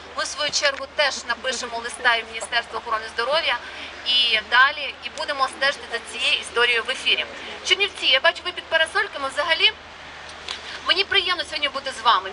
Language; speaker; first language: Ukrainian; native; Ukrainian